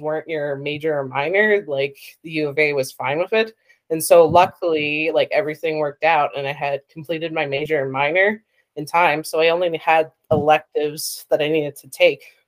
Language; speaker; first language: English; native; English